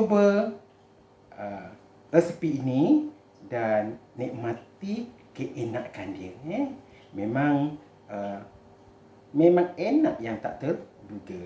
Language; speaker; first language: Malay; native; Malay